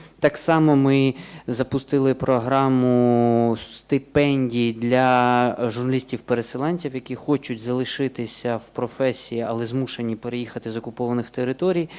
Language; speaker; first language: Ukrainian; native; Ukrainian